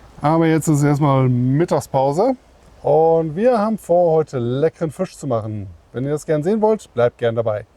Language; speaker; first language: German; native; German